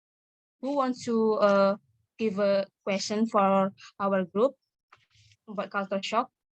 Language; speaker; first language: English; non-native, learner; Indonesian